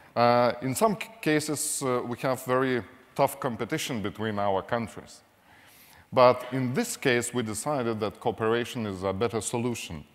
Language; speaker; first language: English; non-native, fluent; Lithuanian